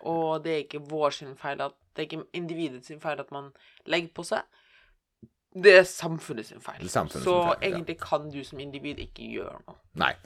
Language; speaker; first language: Norwegian; native; Norwegian